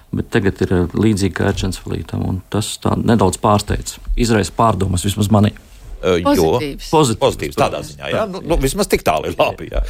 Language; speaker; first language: Latvian; native; Latvian